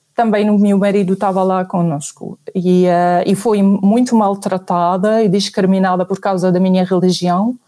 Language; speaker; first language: Portuguese; non-native, fluent; Arabic